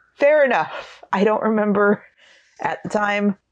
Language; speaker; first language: English; native; English